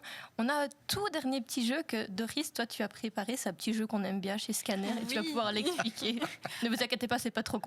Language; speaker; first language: French; native; French